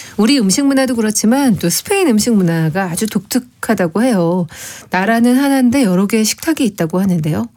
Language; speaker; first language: Korean; native; Korean